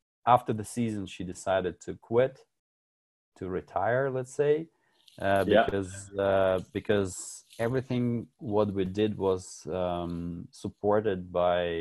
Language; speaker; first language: English; non-native, fluent; Russian